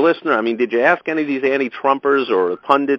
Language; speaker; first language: English; native; English